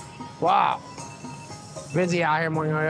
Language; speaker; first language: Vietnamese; non-native, fluent; English